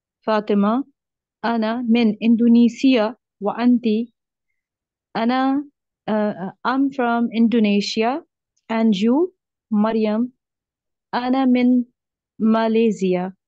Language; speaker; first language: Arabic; non-native, learner; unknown